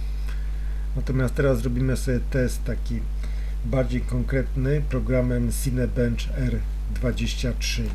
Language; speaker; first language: Polish; native; Polish